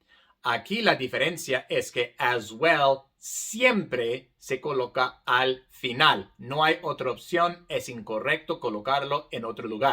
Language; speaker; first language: Spanish; non-native, fluent; English